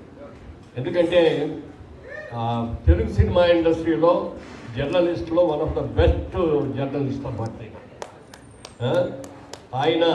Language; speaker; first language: Telugu; native; Telugu